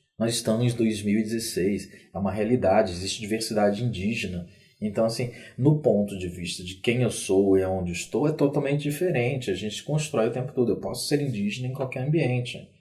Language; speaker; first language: Portuguese; native; Portuguese